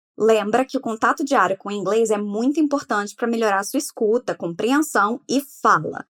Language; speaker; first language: Portuguese; native; Portuguese